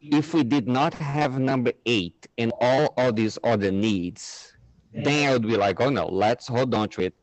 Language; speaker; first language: English; non-native, fluent; Portuguese